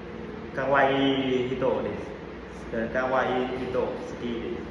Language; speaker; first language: Japanese; non-native, learner; Vietnamese